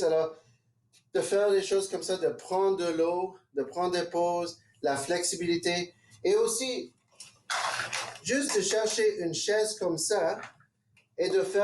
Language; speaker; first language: French; non-native, local second language; English